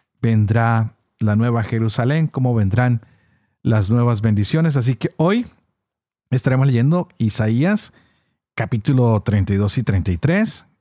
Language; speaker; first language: Spanish; native; Spanish